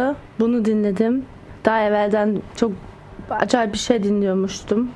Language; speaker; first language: Turkish; early bilingual, heritage; Turkish